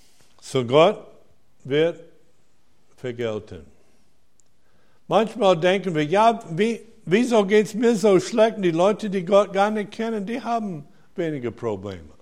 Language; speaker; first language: German; non-native, fluent; English